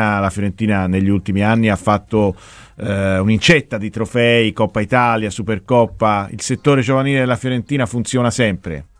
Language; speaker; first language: Italian; native; Italian